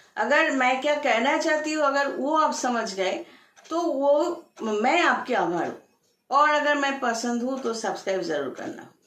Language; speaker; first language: Hindi; non-native, local second language; Bangla